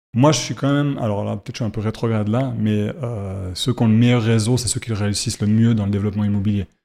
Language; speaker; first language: French; native; French